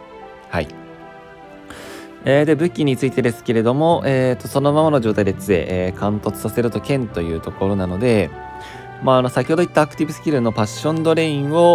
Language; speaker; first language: Japanese; native; Japanese